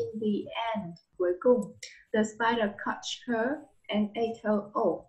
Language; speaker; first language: English; non-native, learner; Vietnamese